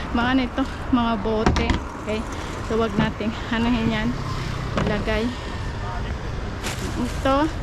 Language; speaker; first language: Filipino; native; Filipino